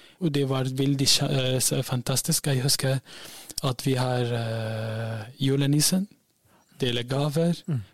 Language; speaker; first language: Norwegian; non-native, learner; Arabic